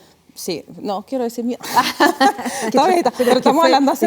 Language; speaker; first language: Spanish; native; Spanish